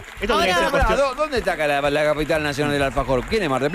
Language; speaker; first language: Spanish; native; Spanish